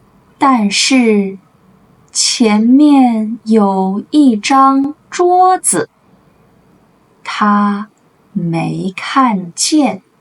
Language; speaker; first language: Chinese; native; Chinese